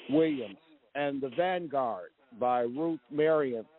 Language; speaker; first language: English; native; English